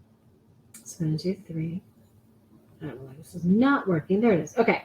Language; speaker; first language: English; native; English